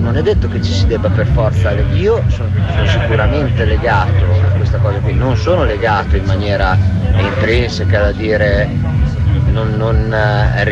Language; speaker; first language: Italian; native; Italian